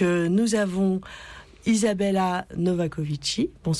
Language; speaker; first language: French; native; French